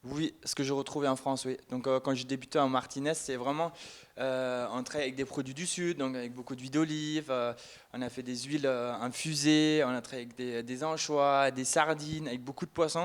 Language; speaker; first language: French; non-native, fluent; German